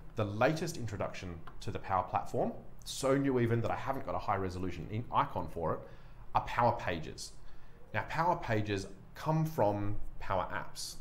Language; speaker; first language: English; native; English